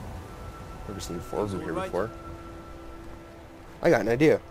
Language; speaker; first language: English; native; English